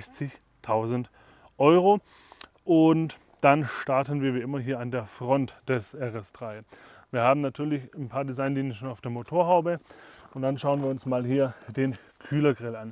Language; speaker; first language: German; native; German